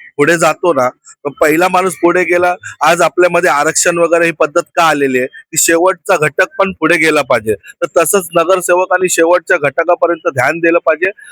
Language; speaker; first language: Marathi; native; Marathi